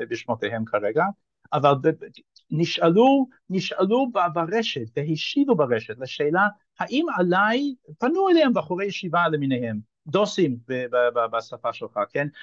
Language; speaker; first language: Hebrew; non-native, fluent; English